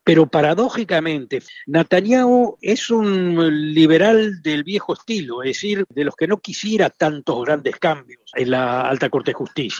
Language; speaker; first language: Spanish; native; Spanish